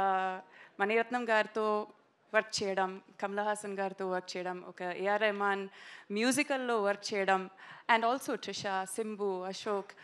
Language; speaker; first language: Telugu; non-native, learner; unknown